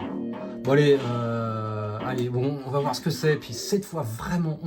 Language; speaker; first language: French; native; French